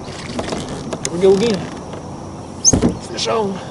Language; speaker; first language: English; native; English